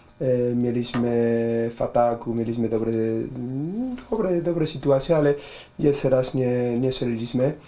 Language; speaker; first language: Polish; non-native, learner; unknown